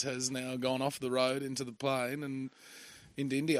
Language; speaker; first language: English; native; English